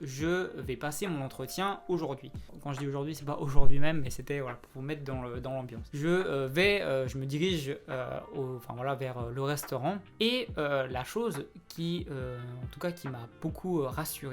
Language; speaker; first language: French; native; French